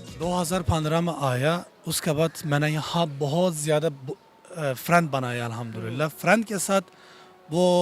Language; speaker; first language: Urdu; non-native, learner; Turkish